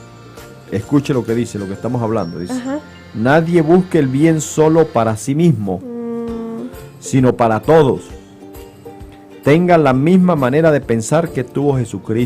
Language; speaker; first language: Spanish; native; Spanish